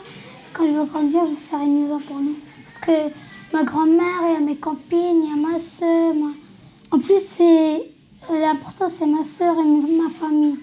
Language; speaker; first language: French; non-native, learner; Arabic